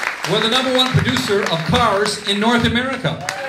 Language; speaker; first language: English; native; English